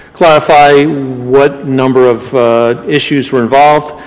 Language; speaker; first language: English; native; English